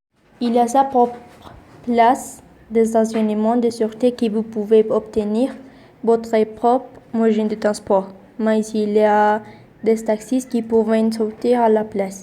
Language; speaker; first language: French; non-native, learner; Spanish